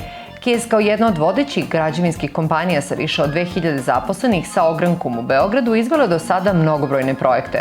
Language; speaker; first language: Serbian; native; Serbian